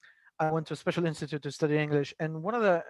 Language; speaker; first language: English; non-native, fluent; Spanish